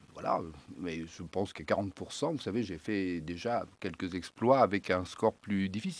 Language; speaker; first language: French; native; French